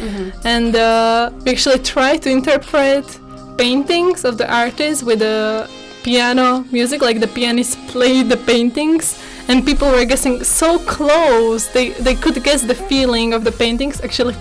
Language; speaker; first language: English; non-native, fluent; Slovak